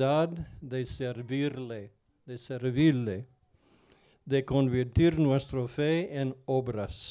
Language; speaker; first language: Spanish; non-native, fluent; English